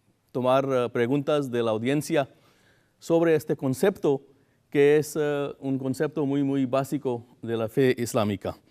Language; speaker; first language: Spanish; non-native, fluent; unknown